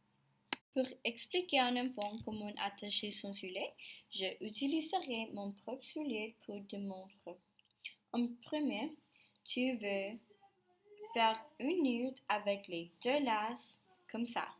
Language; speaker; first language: French; non-native, learner; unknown